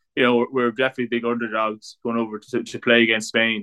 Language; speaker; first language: English; native; English